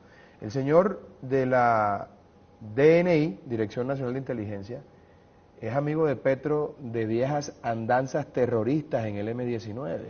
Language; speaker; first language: Spanish; native; Spanish